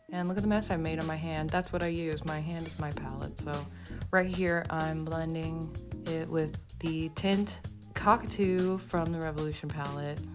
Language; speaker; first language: English; native; English